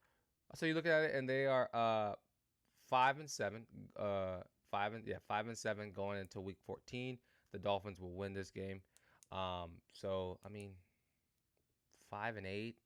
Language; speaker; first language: English; native; English